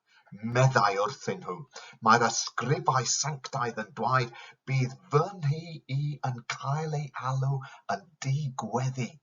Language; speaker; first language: Welsh; non-native, fluent; English